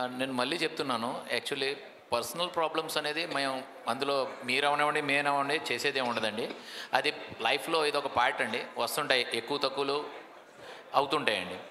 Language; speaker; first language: Telugu; native; Telugu